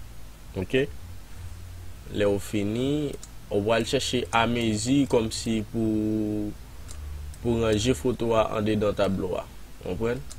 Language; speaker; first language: French; non-native, learner; Haitian Creole